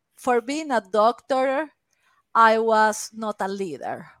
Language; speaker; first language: English; non-native, fluent; Spanish